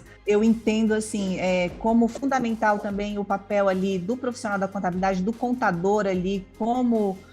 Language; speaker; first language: Portuguese; native; Portuguese